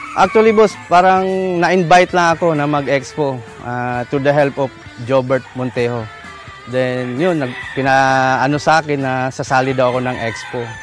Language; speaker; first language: Filipino; non-native, local second language; Cebuano